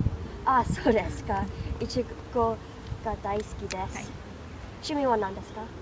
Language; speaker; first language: Japanese; non-native, learner; English